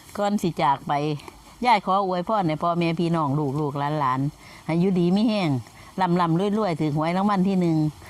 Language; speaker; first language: Thai; native; Thai